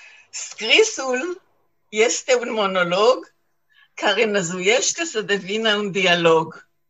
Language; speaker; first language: Romanian; non-native, learner; Hebrew